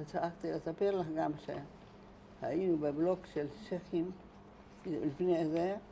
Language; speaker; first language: Hebrew; non-native, fluent; Hungarian